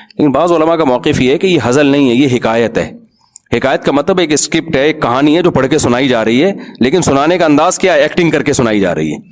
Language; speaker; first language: Urdu; native; Urdu